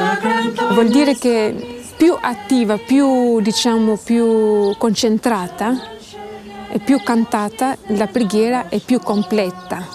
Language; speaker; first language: Italian; non-native, learner; Albanian